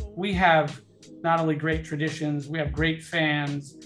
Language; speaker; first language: English; native; English